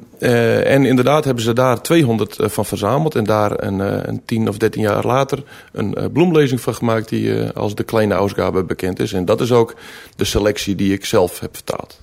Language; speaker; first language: Dutch; non-native, local second language; Western Frisian